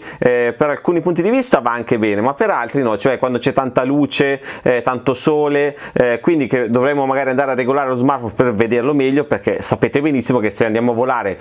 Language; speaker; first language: Italian; native; Italian